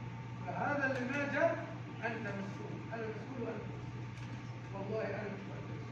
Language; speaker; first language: Arabic; non-native, learner; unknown